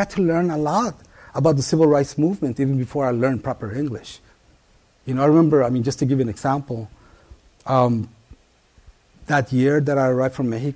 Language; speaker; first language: English; early bilingual, other home language; Spanish